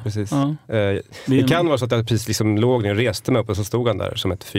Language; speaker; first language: Swedish; native; Swedish